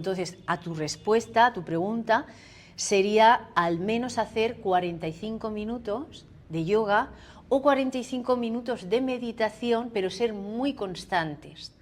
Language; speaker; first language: Spanish; native; Spanish